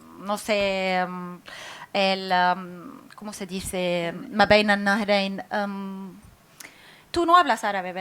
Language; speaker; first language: Spanish; non-native, fluent; Arabic